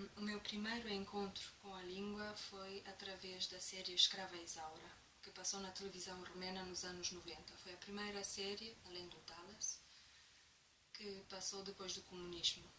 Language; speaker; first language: Portuguese; non-native, fluent; Romanian